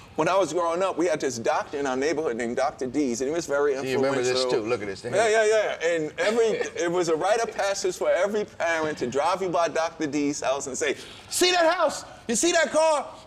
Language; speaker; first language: English; native; English